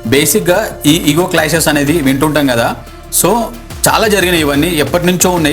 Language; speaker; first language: Telugu; native; Telugu